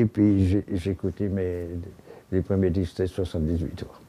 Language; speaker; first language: French; non-native, fluent; English